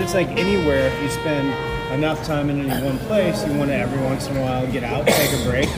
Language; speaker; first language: English; native; English